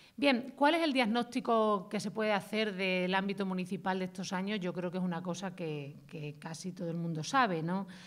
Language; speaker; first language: Spanish; native; Spanish